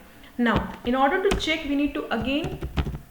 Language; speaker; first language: English; non-native, local second language; Hindi